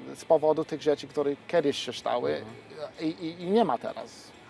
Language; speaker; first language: Polish; non-native, fluent; English